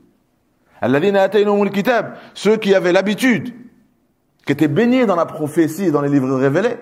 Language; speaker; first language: French; native; French